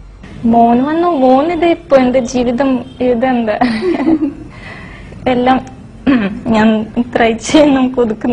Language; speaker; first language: Malayalam; non-native, fluent; Russian